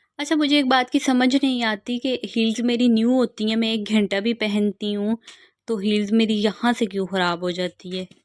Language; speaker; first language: Urdu; non-native, local second language; Punjabi